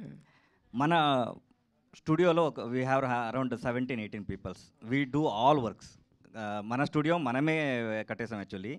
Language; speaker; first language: Telugu; non-native, learner; Kannada